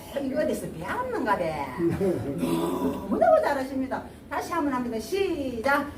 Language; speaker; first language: Korean; native; Korean